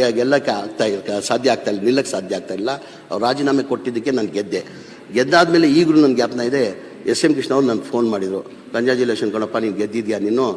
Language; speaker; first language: Kannada; non-native, local second language; Urdu